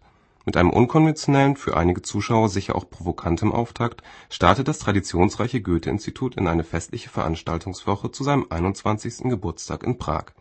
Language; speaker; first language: German; native; German